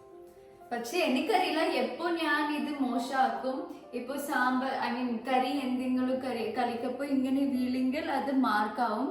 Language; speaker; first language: Malayalam; non-native, local second language; Kannada